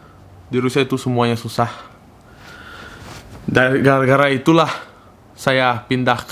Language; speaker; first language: Indonesian; non-native, fluent; Russian